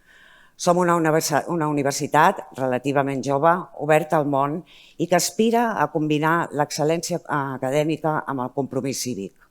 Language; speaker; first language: Catalan; native; Catalan